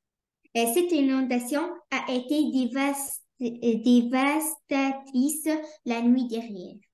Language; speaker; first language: French; non-native, learner; Arabic